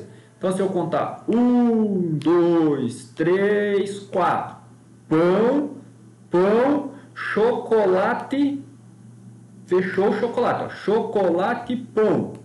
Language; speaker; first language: Portuguese; native; Portuguese